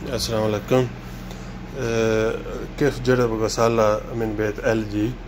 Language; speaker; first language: Arabic; non-native, learner; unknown